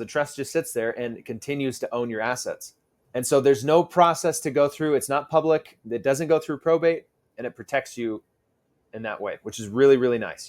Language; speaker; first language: English; native; English